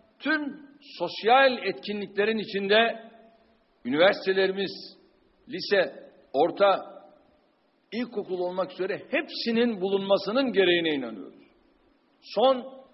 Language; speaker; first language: Turkish; native; Turkish